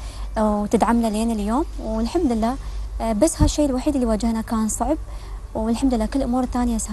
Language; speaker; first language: Arabic; native; Arabic